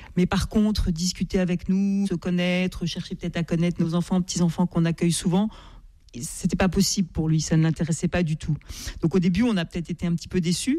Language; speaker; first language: French; native; French